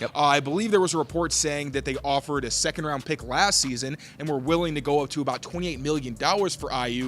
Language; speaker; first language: English; native; English